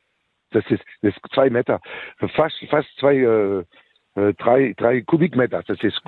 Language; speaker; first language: German; non-native, learner; French